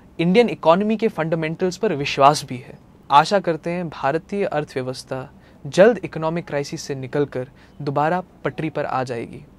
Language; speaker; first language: Hindi; native; Hindi